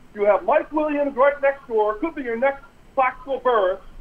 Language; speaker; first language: English; native; English